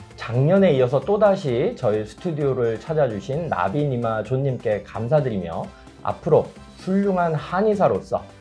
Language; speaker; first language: Korean; native; Korean